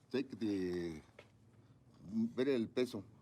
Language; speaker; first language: Spanish; native; Spanish